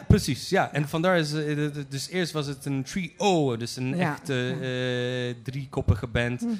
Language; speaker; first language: Dutch; non-native, fluent; Polish